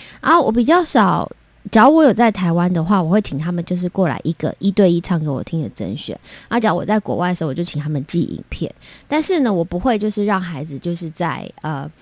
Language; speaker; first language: Chinese; non-native, local second language; Min Nan Chinese